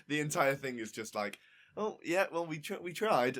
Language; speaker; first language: English; native; English